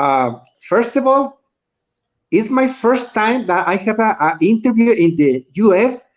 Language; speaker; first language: English; non-native, learner; Spanish